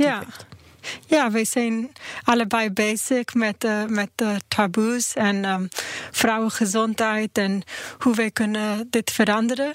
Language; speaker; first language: Dutch; non-native, learner; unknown